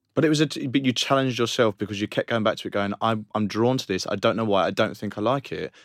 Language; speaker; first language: English; native; English